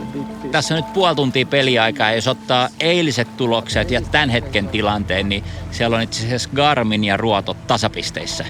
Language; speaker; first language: Finnish; native; Finnish